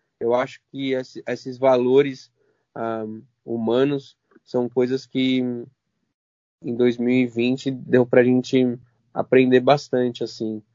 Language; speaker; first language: Portuguese; early bilingual, other home language; Arabic